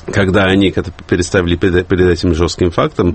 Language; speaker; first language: Russian; early bilingual, heritage; Russian